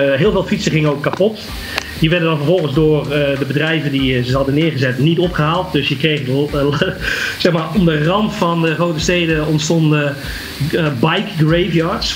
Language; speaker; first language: Dutch; native; Dutch